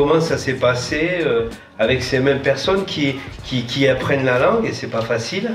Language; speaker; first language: French; native; French